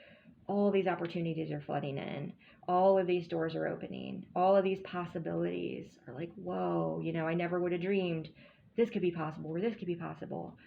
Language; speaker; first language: English; native; English